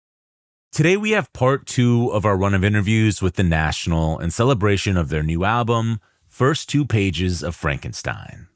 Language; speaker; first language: English; native; English